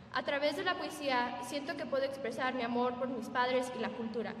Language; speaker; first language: Spanish; early bilingual, heritage; Spanish